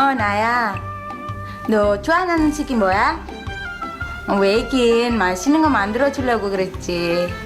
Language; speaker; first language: Korean; non-native, fluent; Indonesian